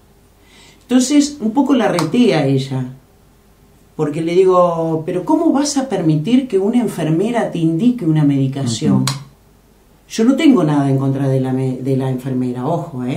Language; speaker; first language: Spanish; native; Spanish